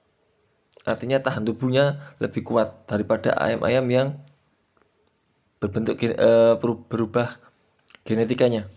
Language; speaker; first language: Indonesian; native; Indonesian